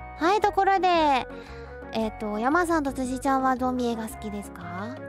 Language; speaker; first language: Japanese; non-native, fluent; Chinese